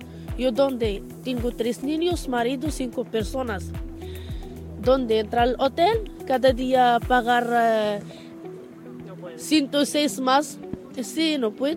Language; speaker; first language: Spanish; non-native, learner; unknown